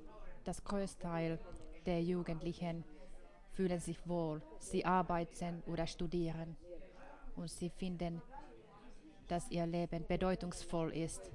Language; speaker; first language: German; non-native, fluent; Finnish